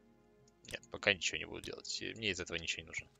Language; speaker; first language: Russian; native; Russian